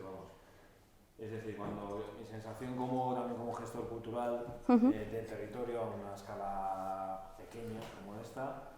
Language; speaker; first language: Spanish; native; Spanish